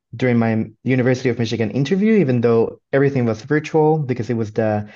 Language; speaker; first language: English; non-native, fluent; Spanish